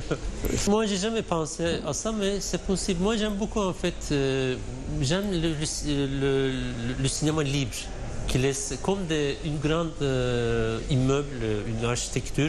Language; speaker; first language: French; non-native, fluent; Turkish